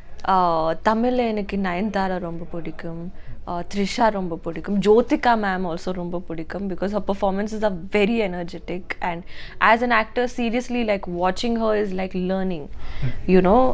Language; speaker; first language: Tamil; non-native, learner; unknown